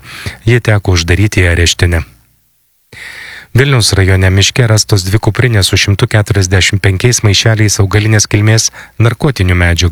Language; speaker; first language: Lithuanian; native; Lithuanian